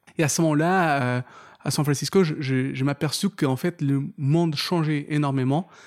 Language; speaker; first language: French; non-native, fluent; Portuguese